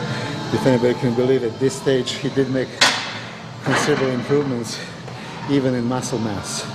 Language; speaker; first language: English; non-native, fluent; Serbian